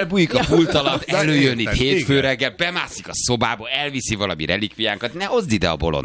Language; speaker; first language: Hungarian; native; Hungarian